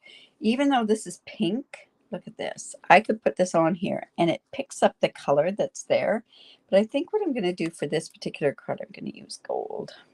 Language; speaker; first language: English; native; English